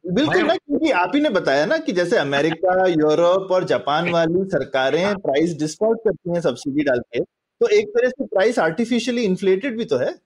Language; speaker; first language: Hindi; native; Hindi